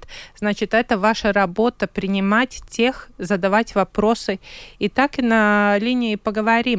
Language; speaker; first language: Russian; non-native, local second language; Latvian